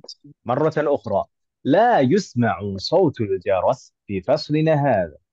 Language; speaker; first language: Arabic; non-native, fluent; Indonesian